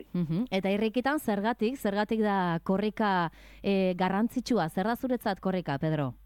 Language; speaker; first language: Basque; native; Basque